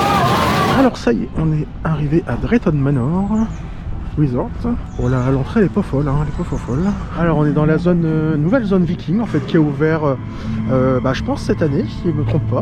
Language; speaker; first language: French; native; French